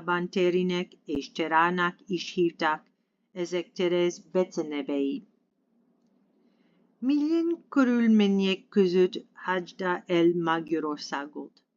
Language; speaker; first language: Hungarian; non-native, learner; English